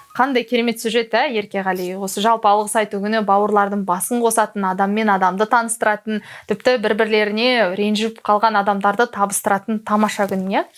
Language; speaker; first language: Kazakh; native; Kazakh